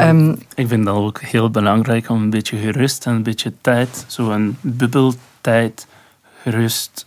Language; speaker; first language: Dutch; non-native, local second language; French